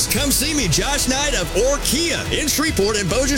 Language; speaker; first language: English; native; English